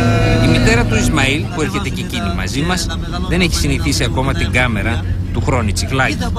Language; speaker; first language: Greek; native; Greek